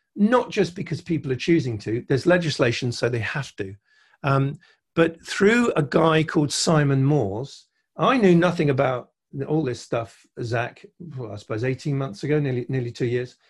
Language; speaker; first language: English; native; English